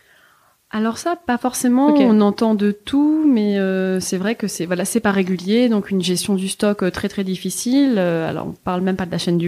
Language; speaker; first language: French; native; French